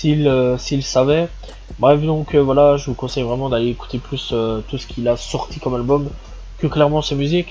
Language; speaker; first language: French; native; French